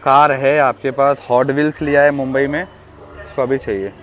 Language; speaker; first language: Hindi; native; Hindi